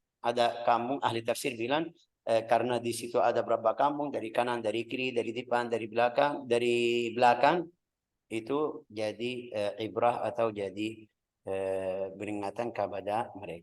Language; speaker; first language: Indonesian; non-native, fluent; Arabic